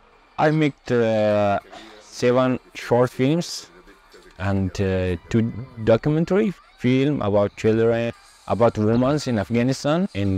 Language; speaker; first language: English; non-native, learner; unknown